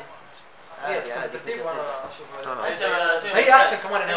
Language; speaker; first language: Arabic; native; Arabic